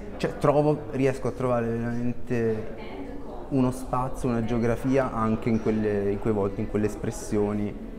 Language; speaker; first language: Italian; native; Italian